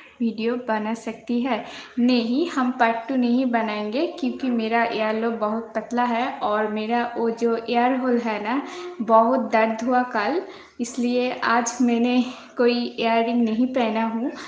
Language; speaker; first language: Hindi; non-native, local second language; Bangla